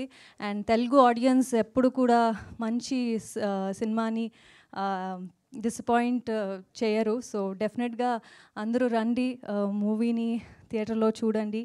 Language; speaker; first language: Telugu; non-native, fluent; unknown